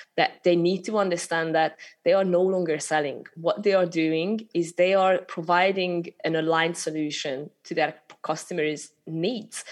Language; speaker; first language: English; non-native, fluent; Hungarian